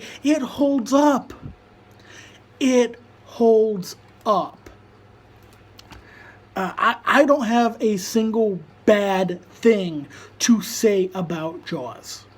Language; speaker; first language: English; native; English